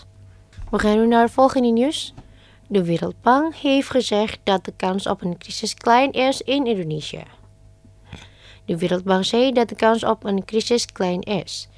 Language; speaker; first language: Dutch; non-native, fluent; Indonesian